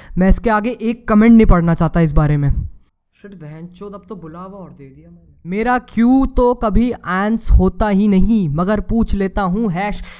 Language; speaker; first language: Hindi; native; Hindi